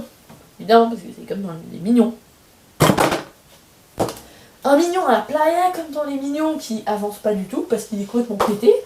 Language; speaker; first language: French; native; French